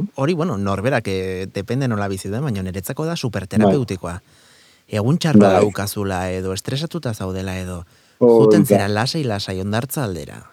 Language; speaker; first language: Basque; native; Basque